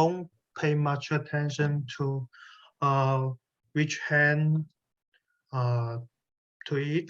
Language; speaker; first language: English; non-native, learner; Chinese